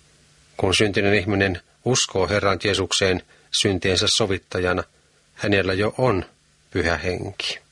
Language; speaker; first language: Finnish; native; Finnish